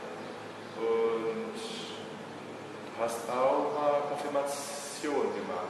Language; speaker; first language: German; early bilingual, heritage; German